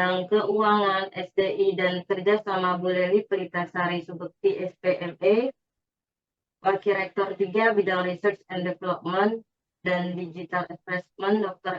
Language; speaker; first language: Indonesian; native; Indonesian